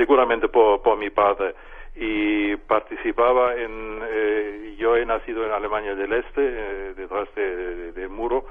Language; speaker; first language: Spanish; non-native, fluent; German